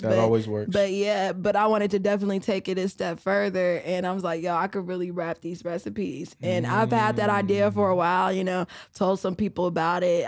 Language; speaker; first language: English; native; English